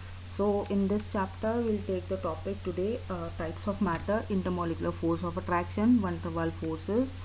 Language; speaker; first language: English; non-native, local second language; Hindi